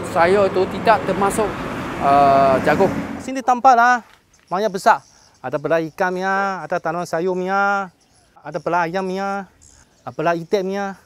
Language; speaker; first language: Malay; non-native, local second language; Cantonese